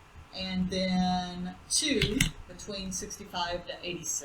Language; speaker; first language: English; native; English